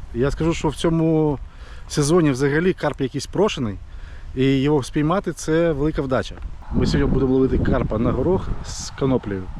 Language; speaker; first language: Ukrainian; non-native, local second language; Russian